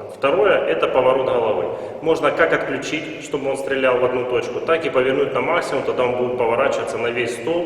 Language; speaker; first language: Russian; native; Russian